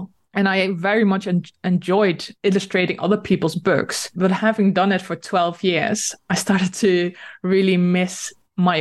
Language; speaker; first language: English; non-native, fluent; Dutch